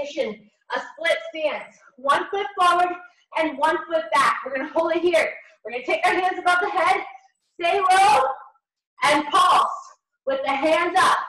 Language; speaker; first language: English; native; English